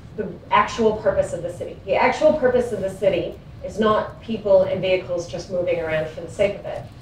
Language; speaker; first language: English; native; English